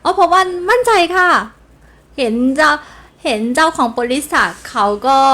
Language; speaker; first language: Thai; non-native, learner; Chinese